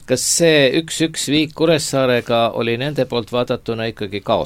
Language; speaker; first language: Estonian; native; Estonian